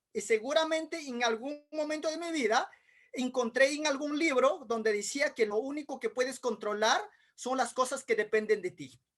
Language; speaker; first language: Spanish; non-native, local second language; Quechua